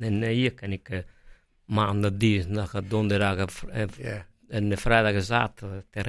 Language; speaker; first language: Dutch; non-native, fluent; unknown